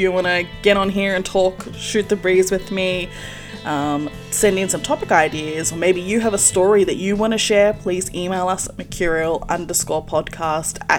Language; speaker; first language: English; native; English